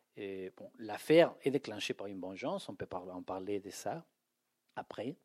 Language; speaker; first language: French; non-native, fluent; Spanish